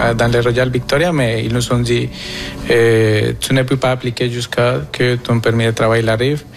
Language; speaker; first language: French; non-native, fluent; Spanish